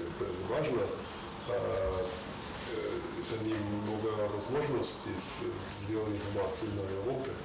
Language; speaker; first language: Russian; non-native, learner; German